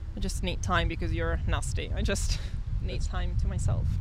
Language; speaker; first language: English; non-native, fluent; Italian